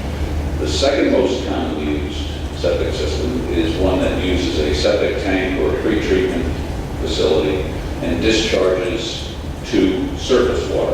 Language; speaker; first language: English; native; English